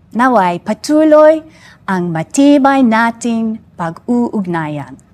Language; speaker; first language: Filipino; non-native, learner; English